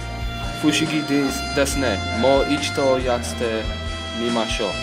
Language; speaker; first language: Japanese; non-native, learner; English